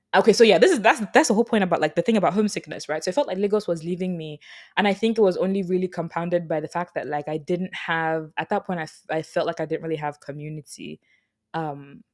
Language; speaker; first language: English; non-native, local second language; Yoruba